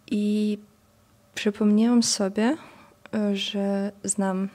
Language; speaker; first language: Polish; non-native, fluent; Russian